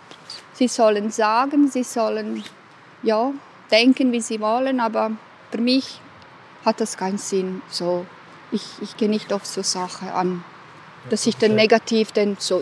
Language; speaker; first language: German; non-native, fluent; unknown